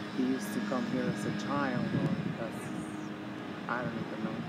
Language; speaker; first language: English; native; English